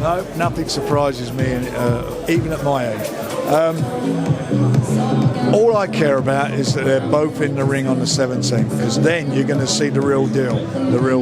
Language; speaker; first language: English; native; English